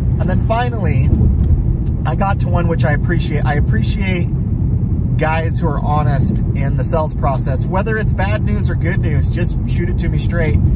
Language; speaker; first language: English; native; English